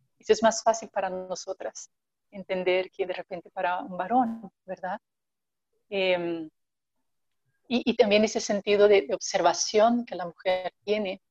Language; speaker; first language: Spanish; non-native, fluent; Portuguese